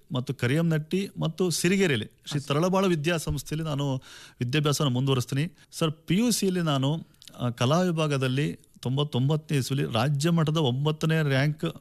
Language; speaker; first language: Kannada; native; Kannada